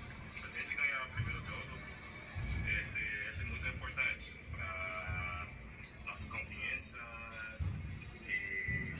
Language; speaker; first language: Portuguese; non-native, learner; English